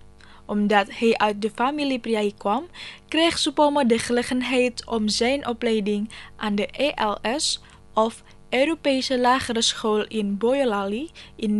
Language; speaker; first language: Dutch; non-native, fluent; Indonesian